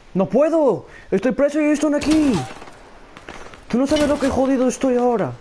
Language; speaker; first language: Spanish; non-native, learner; English